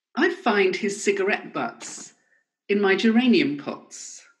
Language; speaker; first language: English; native; English